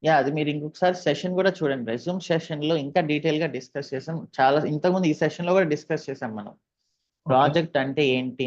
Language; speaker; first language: Telugu; native; Telugu